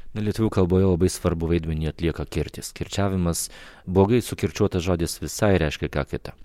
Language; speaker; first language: Lithuanian; native; Lithuanian